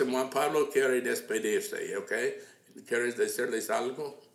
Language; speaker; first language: Spanish; non-native, fluent; English